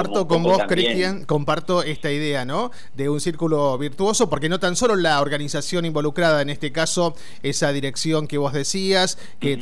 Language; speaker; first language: Spanish; native; Spanish